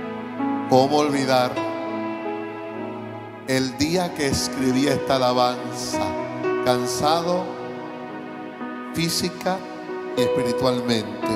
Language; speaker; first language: Spanish; native; Spanish